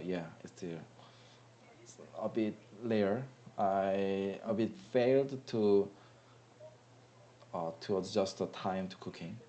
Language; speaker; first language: English; non-native, learner; Korean